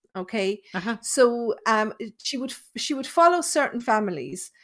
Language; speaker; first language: English; native; English